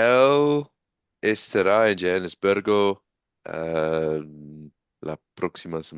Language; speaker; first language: Spanish; non-native, learner; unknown